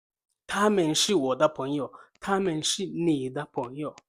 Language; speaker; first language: Chinese; non-native, fluent; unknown